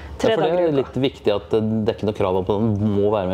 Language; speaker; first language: Norwegian; native; Norwegian